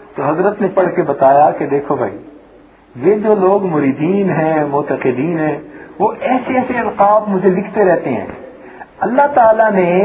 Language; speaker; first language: Urdu; non-native, local second language; Punjabi